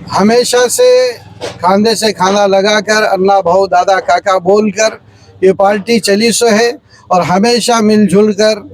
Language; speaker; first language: Urdu; native; Urdu